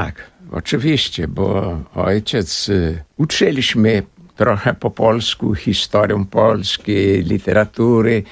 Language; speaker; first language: Polish; early bilingual, heritage; Portuguese